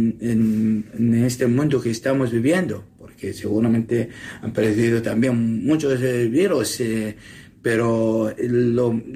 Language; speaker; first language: Spanish; non-native, learner; Assyrian Neo-Aramaic